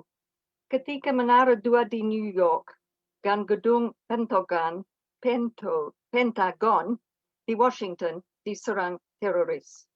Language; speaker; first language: Indonesian; non-native, fluent; English